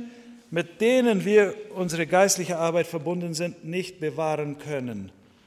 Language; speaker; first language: German; non-native, fluent; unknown